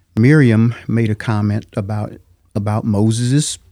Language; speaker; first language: English; native; English